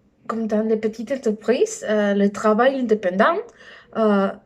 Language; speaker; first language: French; non-native, learner; Spanish